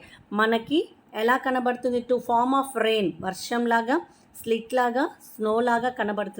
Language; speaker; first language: Telugu; native; Telugu